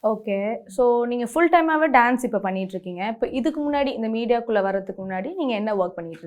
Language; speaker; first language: Tamil; native; Tamil